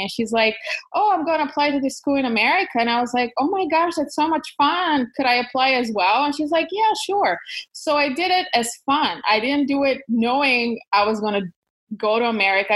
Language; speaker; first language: English; non-native, fluent; Bulgarian